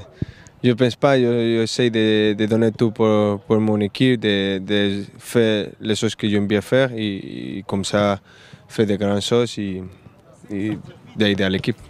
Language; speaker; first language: French; non-native, learner; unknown